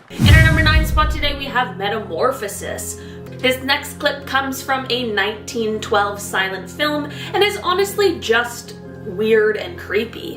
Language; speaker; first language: English; native; English